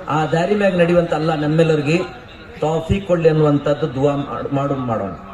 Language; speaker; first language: Kannada; non-native, local second language; Urdu